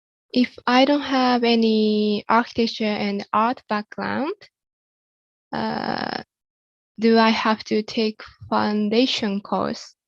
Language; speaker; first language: English; non-native, fluent; Japanese